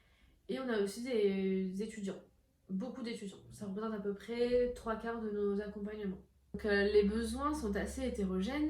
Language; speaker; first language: French; native; French